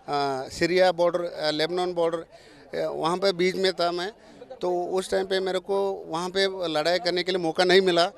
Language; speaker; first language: Hindi; non-native, local second language; Kannada